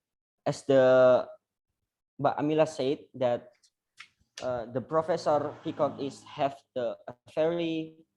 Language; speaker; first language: English; non-native, learner; Indonesian